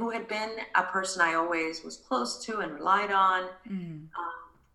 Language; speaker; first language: English; early bilingual, other home language; Spanish